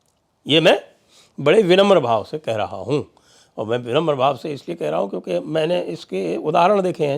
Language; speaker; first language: Hindi; native; Hindi